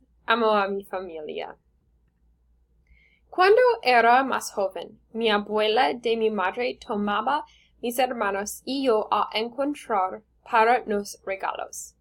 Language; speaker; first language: Spanish; non-native, learner; English